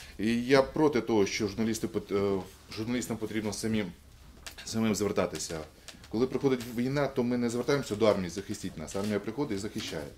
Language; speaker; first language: Ukrainian; non-native, local second language; Russian